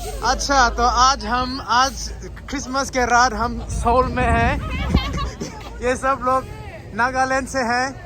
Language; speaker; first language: Hindi; non-native, local second language; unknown